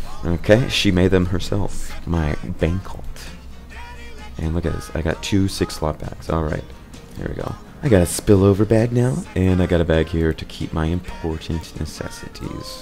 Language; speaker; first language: English; native; English